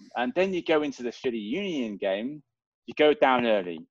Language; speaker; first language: English; native; English